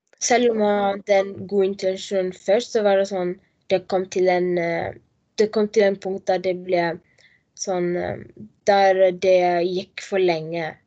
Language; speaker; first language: Norwegian; non-native, learner; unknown